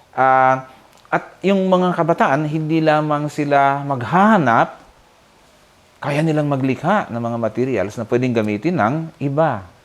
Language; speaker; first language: Filipino; non-native, local second language; Bikol